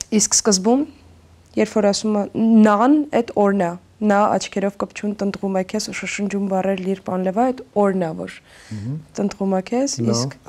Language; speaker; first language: Armenian; native; Armenian